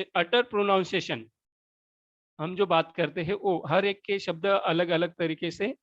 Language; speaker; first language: Hindi; non-native, local second language; Marathi